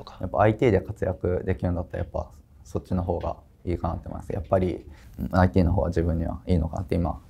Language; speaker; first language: Japanese; native; Japanese